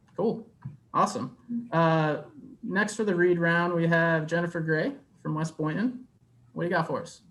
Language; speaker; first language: English; native; English